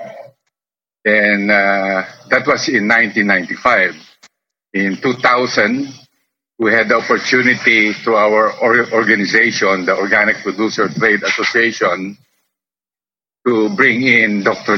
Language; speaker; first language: English; non-native, local second language; Filipino